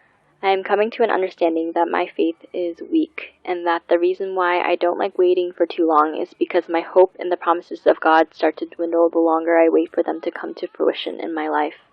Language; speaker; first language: English; native; English